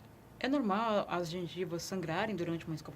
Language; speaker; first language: Portuguese; native; Portuguese